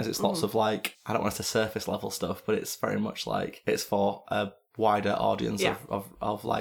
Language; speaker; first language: English; native; English